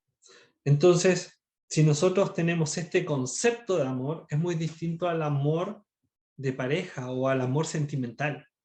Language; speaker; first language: Spanish; native; Spanish